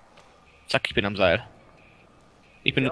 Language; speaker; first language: German; native; German